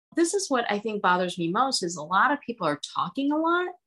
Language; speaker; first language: English; early bilingual, other home language; Hindi